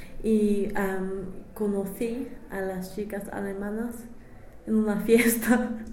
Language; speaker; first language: Spanish; non-native, fluent; English